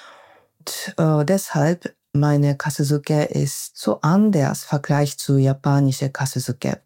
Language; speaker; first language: German; non-native, fluent; Japanese